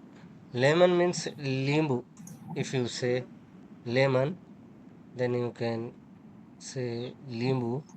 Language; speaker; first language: English; non-native, learner; Urdu